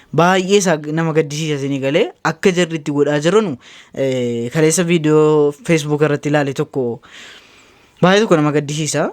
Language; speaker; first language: Oromo; native; Oromo